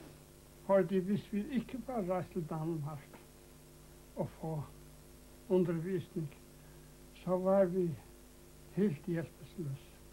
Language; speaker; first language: Danish; non-native, local second language; Faroese